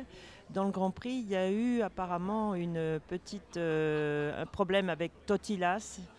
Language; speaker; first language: French; native; French